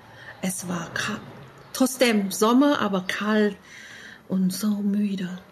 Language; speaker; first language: German; non-native, learner; Vietnamese